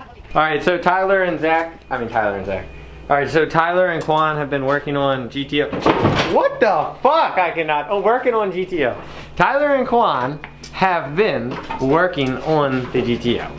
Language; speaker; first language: English; native; English